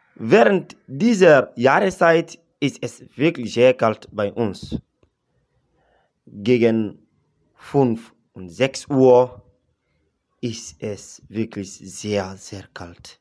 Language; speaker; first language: German; non-native, learner; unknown